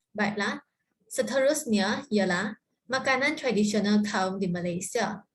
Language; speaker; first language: Malay; non-native, local second language; Chinese